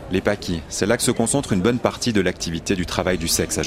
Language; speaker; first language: French; native; French